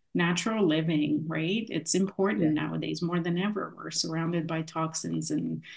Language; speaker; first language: English; non-native, fluent; Polish